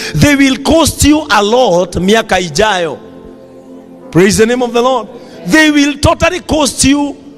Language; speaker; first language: English; non-native, local second language; Kikuyu